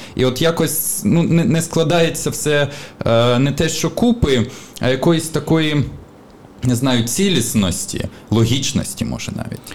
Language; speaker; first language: Ukrainian; native; Ukrainian